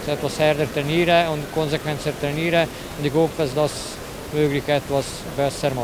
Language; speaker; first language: German; non-native, learner; Hungarian